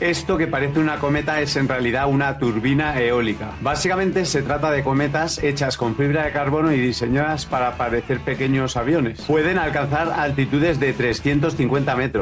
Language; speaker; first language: Spanish; native; Spanish